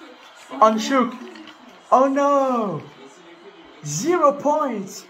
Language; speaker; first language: English; non-native, fluent; French